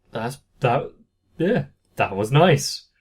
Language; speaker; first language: English; native; English